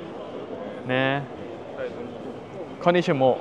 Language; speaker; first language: Japanese; non-native, learner; Thai